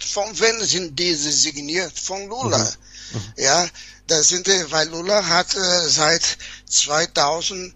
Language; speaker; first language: German; non-native, fluent; Portuguese